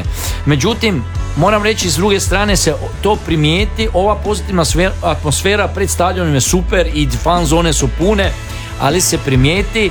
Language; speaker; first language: Serbian; native; Serbian